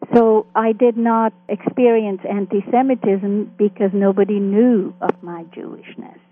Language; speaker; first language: English; early bilingual, other home language; Hungarian